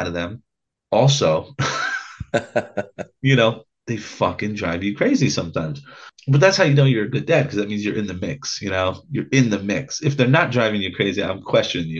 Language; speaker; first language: English; native; English